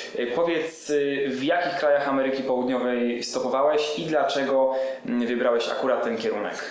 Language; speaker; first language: Polish; native; Polish